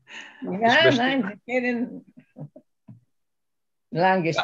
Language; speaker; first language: German; non-native, learner; Portuguese